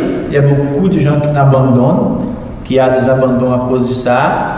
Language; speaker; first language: French; non-native, fluent; Portuguese